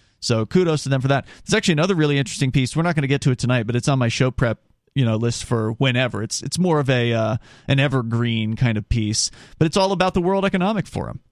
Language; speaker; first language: English; native; English